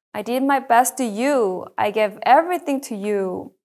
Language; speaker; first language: English; non-native, fluent; Korean